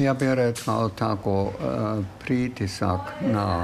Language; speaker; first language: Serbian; non-native, fluent; German